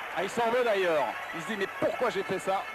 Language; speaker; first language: French; native; French